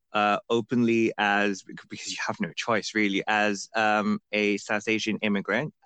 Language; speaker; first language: English; non-native, local second language; Bangla